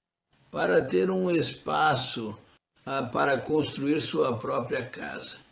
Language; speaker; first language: Portuguese; non-native, fluent; English